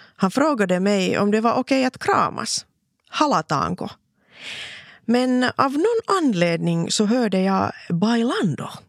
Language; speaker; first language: Swedish; non-native, local second language; Finnish